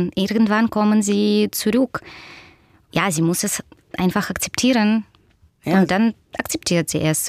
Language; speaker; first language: German; non-native, fluent; Russian